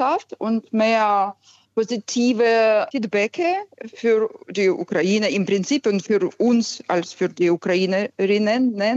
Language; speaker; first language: German; non-native, fluent; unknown